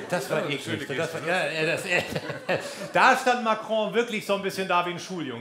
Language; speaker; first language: German; native; German